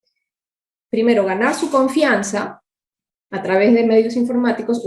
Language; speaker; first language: Spanish; native; Spanish